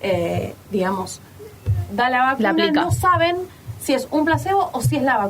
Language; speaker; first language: Spanish; native; Spanish